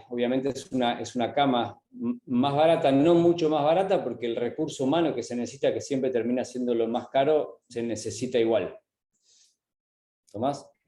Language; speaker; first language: Spanish; native; Spanish